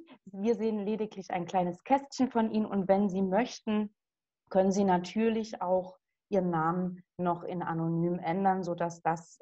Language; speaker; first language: German; native; German